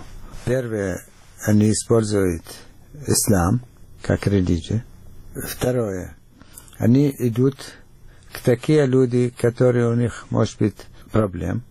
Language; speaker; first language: Russian; non-native, fluent; Arabic